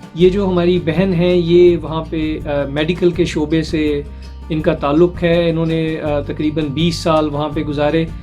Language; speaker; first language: Urdu; non-native, local second language; Punjabi